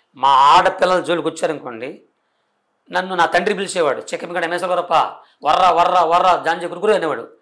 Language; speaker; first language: Telugu; non-native, local second language; Koya